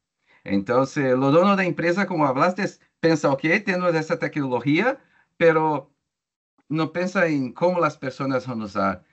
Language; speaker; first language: Spanish; non-native, learner; Portuguese